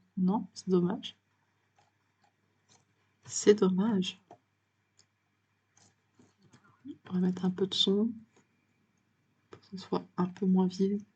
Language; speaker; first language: French; native; French